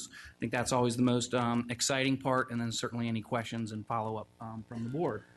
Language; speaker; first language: English; native; English